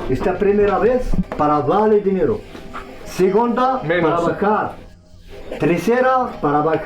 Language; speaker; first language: Spanish; non-native, learner; Arabic